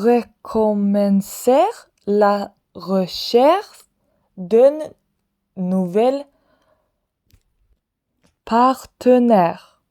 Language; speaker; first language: French; non-native, fluent; Swedish